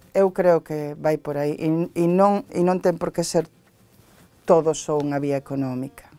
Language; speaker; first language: Galician; native; Galician